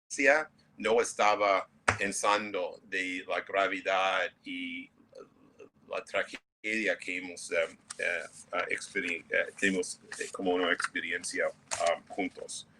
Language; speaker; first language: Spanish; non-native, fluent; English